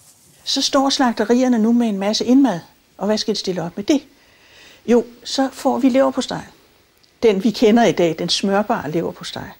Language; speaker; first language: Danish; native; Danish